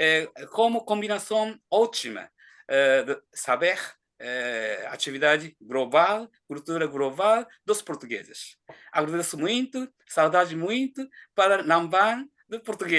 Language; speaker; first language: Portuguese; non-native, fluent; Japanese